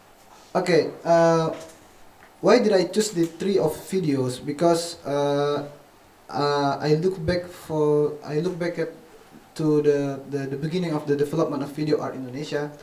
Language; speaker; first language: English; non-native, fluent; Indonesian